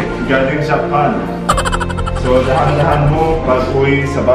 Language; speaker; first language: Filipino; non-native, learner; Arabic